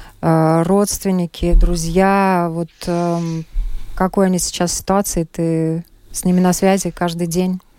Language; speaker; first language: Russian; native; Russian